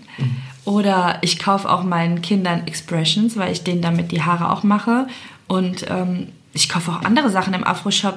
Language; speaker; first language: German; native; German